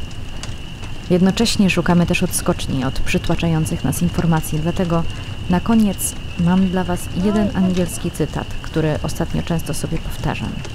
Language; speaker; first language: Polish; native; Polish